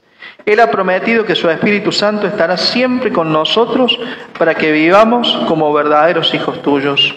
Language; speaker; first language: Spanish; native; Spanish